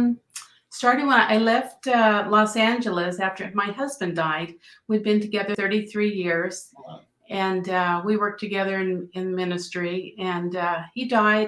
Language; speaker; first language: English; native; English